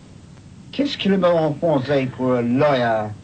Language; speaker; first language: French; non-native, learner; English